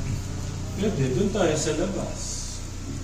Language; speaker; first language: Filipino; native; Filipino